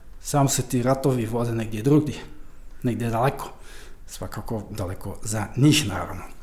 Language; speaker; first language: Croatian; non-native, fluent; Dutch